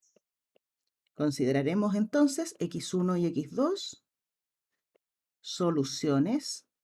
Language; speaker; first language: Spanish; native; Spanish